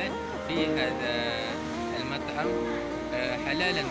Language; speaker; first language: Arabic; non-native, learner; Malay